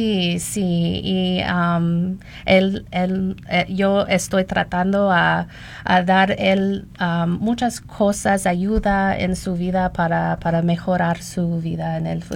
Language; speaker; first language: Spanish; non-native, learner; English